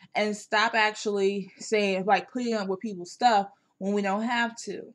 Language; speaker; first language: English; native; English